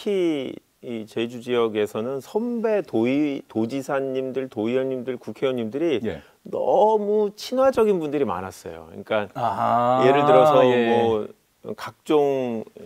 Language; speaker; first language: Korean; native; Korean